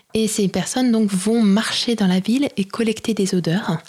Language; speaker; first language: French; native; French